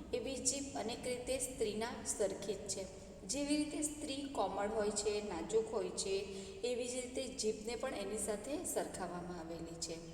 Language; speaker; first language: Gujarati; native; Gujarati